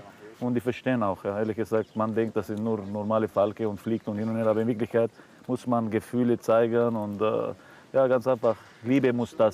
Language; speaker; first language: German; non-native, fluent; Arabic